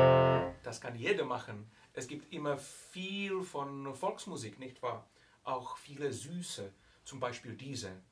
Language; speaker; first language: German; non-native, fluent; Czech